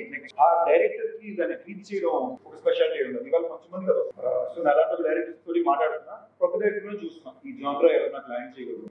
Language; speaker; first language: Telugu; native; Telugu